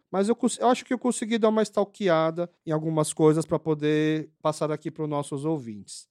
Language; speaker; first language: Portuguese; early bilingual, other home language; Korean